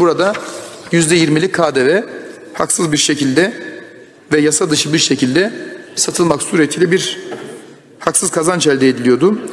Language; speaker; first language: Turkish; native; Turkish